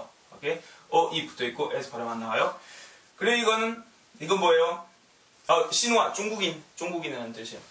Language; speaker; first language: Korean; non-native, learner; French